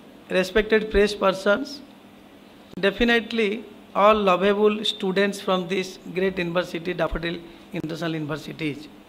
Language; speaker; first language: English; non-native, local second language; Odia